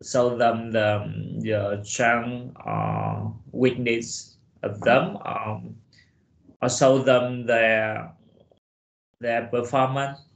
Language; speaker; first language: English; non-native, learner; Vietnamese